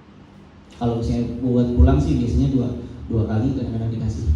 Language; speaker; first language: Indonesian; native; Indonesian